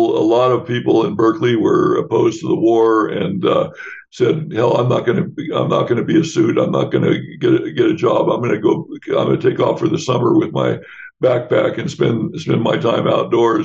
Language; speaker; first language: English; native; English